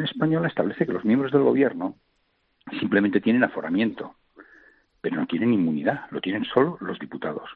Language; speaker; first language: Spanish; non-native, local second language; Catalan